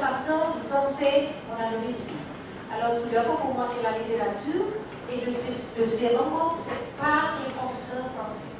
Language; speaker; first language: French; non-native, fluent; Indonesian